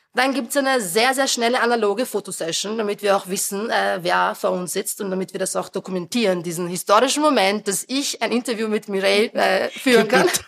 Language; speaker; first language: German; native; German